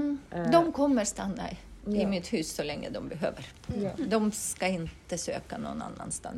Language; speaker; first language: Swedish; non-native, fluent; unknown